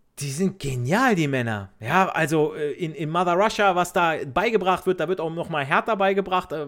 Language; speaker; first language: German; native; German